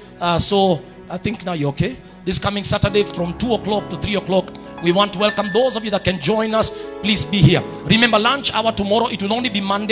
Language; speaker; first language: English; non-native, local second language; Swahili